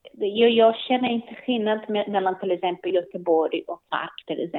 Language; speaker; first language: Swedish; non-native, learner; Portuguese